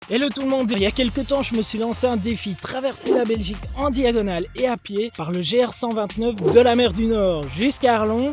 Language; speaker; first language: French; native; French